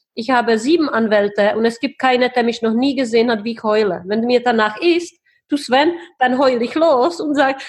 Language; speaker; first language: German; non-native, fluent; Czech